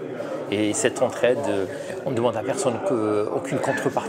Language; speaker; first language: French; non-native, local second language; Arabic